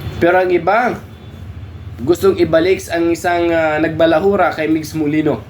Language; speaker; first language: Filipino; non-native, local second language; Cebuano